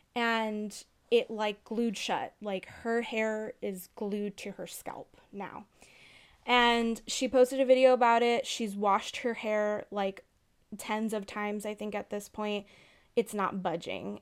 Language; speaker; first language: English; native; English